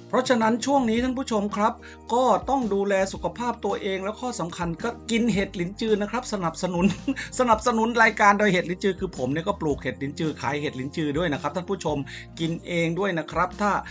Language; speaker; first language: Thai; native; Thai